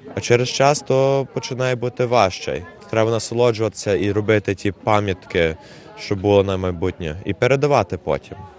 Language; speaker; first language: Ukrainian; early bilingual, heritage; Ukrainian